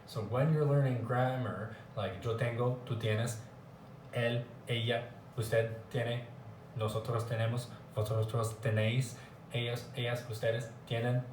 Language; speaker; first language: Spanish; non-native, learner; English